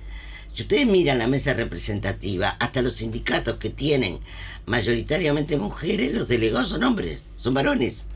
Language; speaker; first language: Spanish; native; Spanish